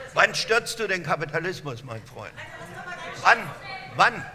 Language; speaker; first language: German; non-native, fluent; French